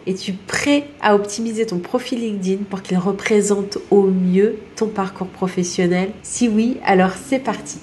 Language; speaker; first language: French; native; French